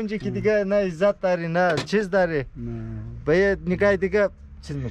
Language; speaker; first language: Persian; native; Persian